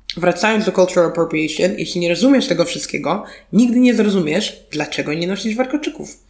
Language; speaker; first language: Polish; native; Polish